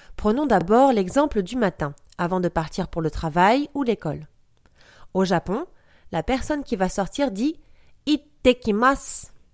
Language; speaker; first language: French; native; French